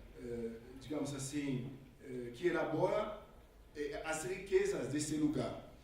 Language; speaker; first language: Portuguese; non-native, local second language; Haitian Creole